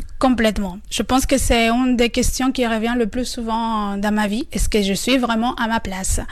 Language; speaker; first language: French; non-native, fluent; Spanish